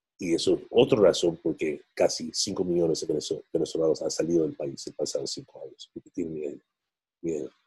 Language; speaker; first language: Spanish; non-native, fluent; English